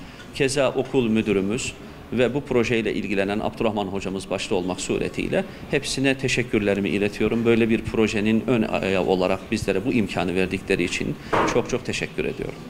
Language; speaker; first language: Turkish; native; Turkish